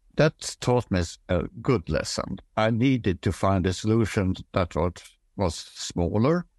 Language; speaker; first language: English; non-native, fluent; Swedish